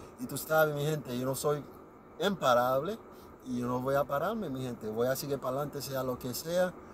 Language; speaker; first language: Spanish; non-native, learner; Haitian Creole